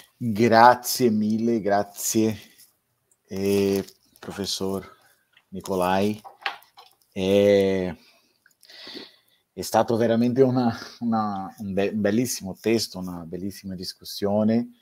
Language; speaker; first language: Italian; non-native, fluent; Portuguese